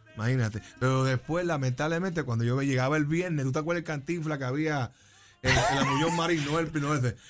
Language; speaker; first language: Spanish; native; Spanish